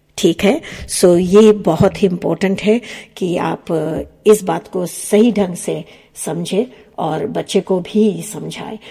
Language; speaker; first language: Hindi; early bilingual, heritage; Hindi